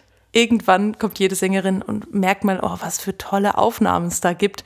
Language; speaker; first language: German; native; German